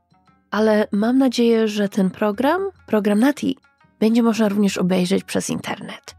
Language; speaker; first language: Polish; native; Polish